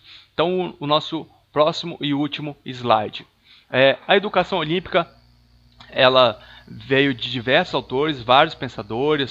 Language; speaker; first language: Portuguese; native; Portuguese